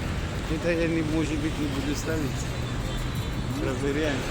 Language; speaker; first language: Russian; non-native, learner; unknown